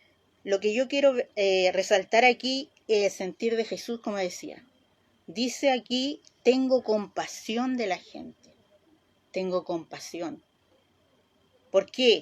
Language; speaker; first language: Spanish; native; Spanish